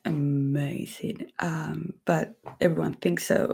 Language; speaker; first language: English; non-native, fluent; Spanish